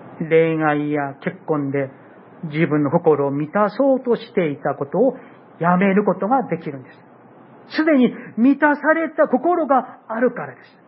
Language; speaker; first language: Japanese; non-native, fluent; Korean